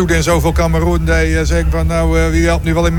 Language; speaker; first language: Dutch; native; Dutch